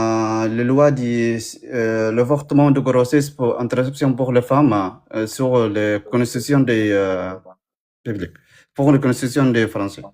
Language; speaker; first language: French; non-native, learner; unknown